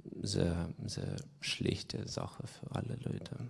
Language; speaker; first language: German; non-native, fluent; Russian